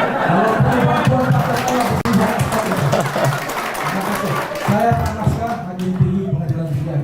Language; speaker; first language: Indonesian; native; Indonesian